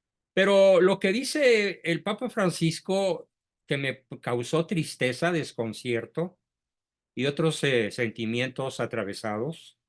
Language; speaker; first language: Spanish; native; Spanish